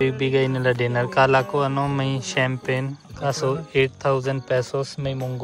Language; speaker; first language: Filipino; non-native, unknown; Hindi